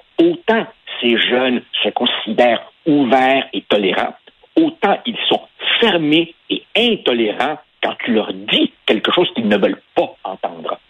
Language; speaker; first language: French; early bilingual, other home language; Spanish